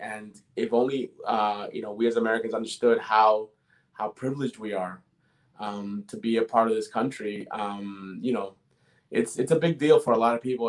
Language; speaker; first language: English; early bilingual, other home language; Spanish